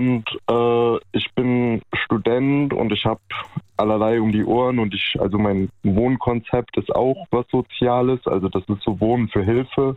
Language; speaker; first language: German; native; German